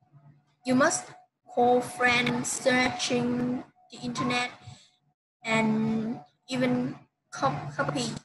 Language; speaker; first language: English; non-native, learner; Vietnamese